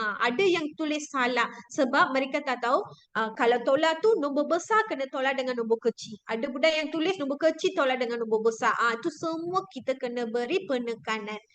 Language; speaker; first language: Malay; non-native, local second language; Tamil